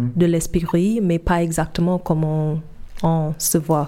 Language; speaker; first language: French; non-native, fluent; English